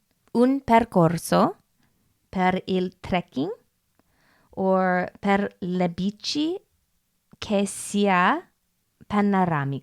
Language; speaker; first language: Italian; non-native, learner; English